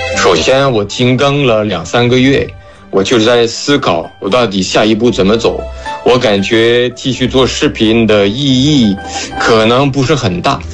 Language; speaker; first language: Chinese; non-native, fluent; French